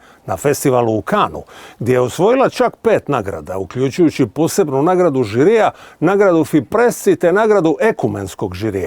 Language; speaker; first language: Bosnian; native; Bosnian